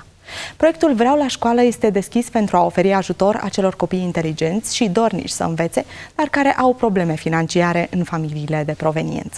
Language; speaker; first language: Romanian; native; Romanian